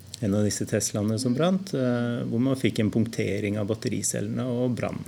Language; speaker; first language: Norwegian; native; Norwegian